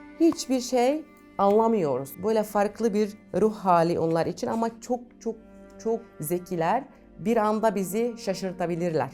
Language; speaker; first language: Turkish; non-native, fluent; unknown